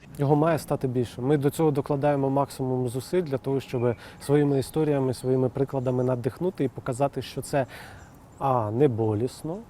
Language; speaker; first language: Ukrainian; non-native, local second language; Russian